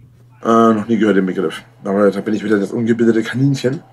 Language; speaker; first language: German; native; German